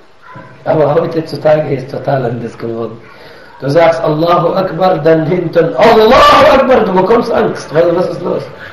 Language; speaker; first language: German; non-native, fluent; Arabic